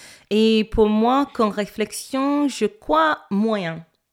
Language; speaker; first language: French; non-native, fluent; English